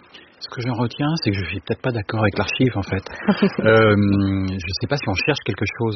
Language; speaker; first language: French; native; French